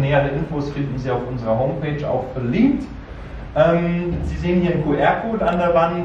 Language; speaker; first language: German; native; German